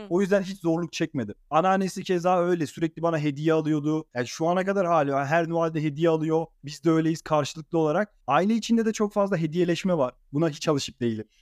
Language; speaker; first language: Turkish; native; Turkish